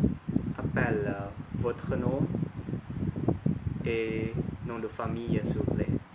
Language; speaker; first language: French; non-native, learner; Thai